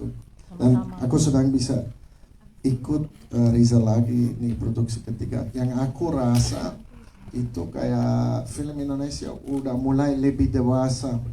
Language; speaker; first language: Indonesian; non-native, fluent; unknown